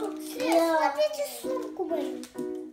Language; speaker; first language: Russian; early bilingual, heritage; Russian